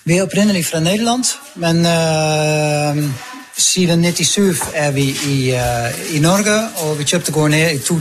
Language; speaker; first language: Norwegian; non-native, fluent; Dutch